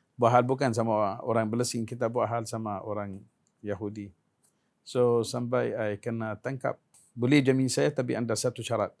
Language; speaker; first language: Malay; non-native, fluent; Arabic